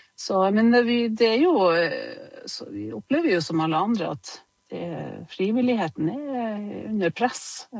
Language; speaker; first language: Norwegian; native; Norwegian